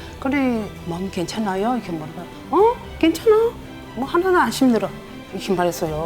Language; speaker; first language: Korean; non-native, learner; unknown